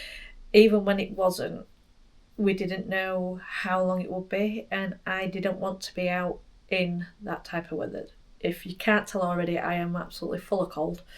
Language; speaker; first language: English; native; English